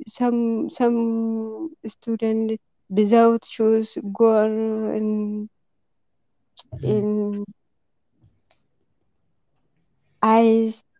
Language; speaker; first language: English; non-native, learner; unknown